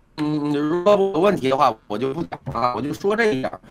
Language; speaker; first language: Chinese; native; Chinese